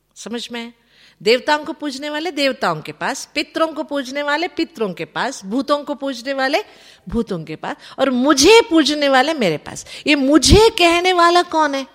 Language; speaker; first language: Hindi; non-native, local second language; Kannada